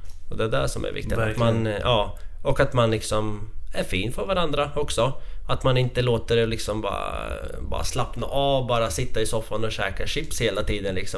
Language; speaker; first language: Swedish; non-native, fluent; Latvian